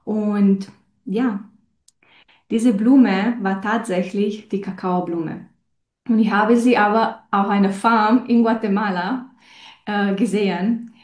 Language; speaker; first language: German; non-native, fluent; Romanian